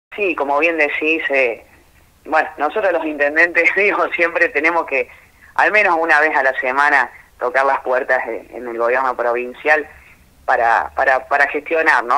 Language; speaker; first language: Spanish; native; Spanish